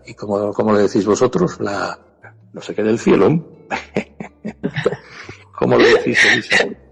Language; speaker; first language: Spanish; native; Spanish